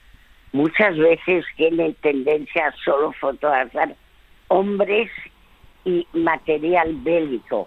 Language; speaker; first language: Spanish; early bilingual, other home language; French